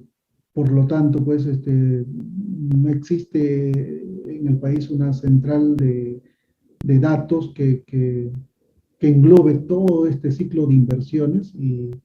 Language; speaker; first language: Spanish; native; Spanish